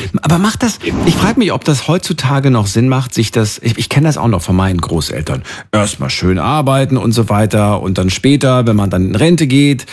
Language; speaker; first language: German; native; German